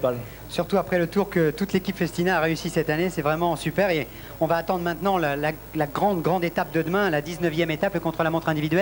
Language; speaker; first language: French; native; French